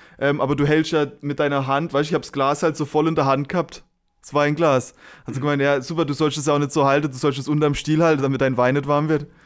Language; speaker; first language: German; native; German